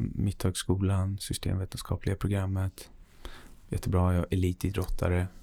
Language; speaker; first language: Swedish; non-native, fluent; Persian